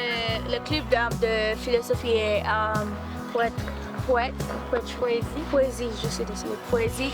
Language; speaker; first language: French; non-native, learner; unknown